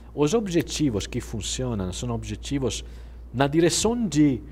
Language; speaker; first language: Portuguese; non-native, fluent; Italian